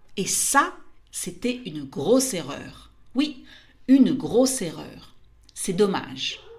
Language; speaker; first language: French; native; French